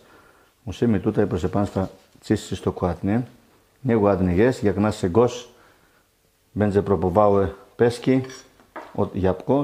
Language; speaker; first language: Polish; non-native, learner; Greek